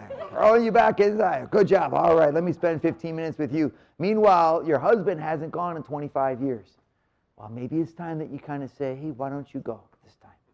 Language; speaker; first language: English; native; English